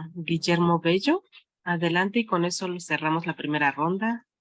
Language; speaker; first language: Spanish; native; Spanish